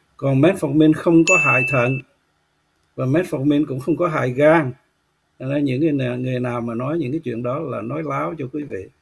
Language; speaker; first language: Vietnamese; native; Vietnamese